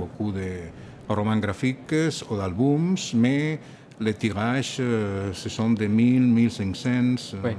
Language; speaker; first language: French; non-native, learner; Catalan